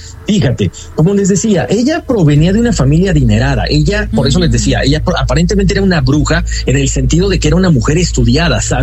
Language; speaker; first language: Spanish; native; Spanish